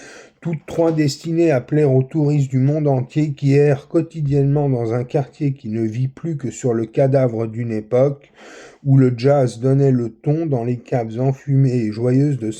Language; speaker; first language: French; native; French